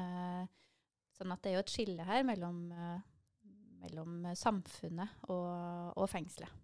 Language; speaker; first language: Norwegian; native; Norwegian